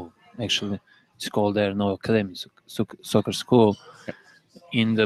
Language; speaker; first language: English; non-native, learner; Serbian